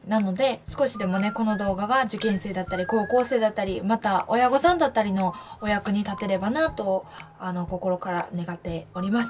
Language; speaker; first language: Japanese; native; Japanese